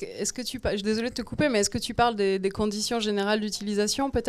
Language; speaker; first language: French; native; French